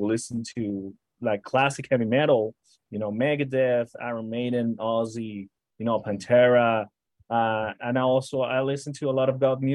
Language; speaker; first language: English; non-native, fluent; Spanish